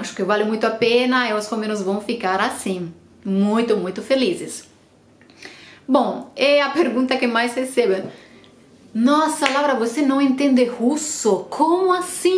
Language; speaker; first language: Portuguese; non-native, fluent; Romanian